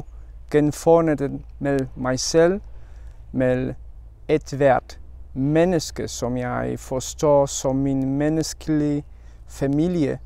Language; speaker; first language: Danish; non-native, learner; Polish